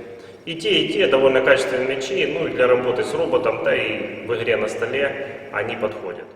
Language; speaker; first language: Russian; native; Russian